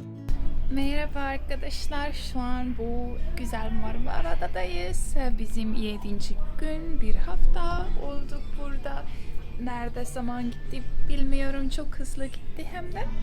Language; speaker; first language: Turkish; non-native, learner; Estonian